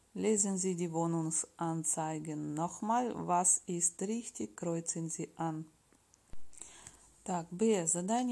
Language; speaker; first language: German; non-native, fluent; Russian